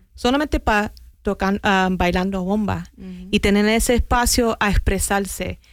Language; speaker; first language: Spanish; non-native, fluent; English